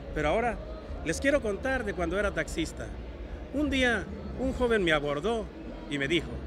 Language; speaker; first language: Spanish; native; Spanish